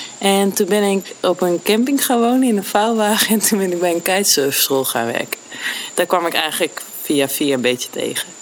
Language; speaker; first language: Dutch; native; Dutch